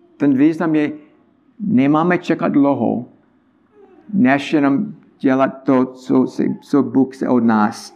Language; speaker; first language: Czech; non-native, learner; English